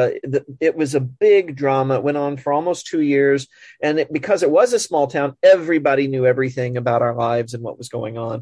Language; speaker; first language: English; native; English